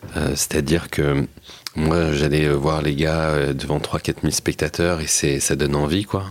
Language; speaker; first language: French; native; French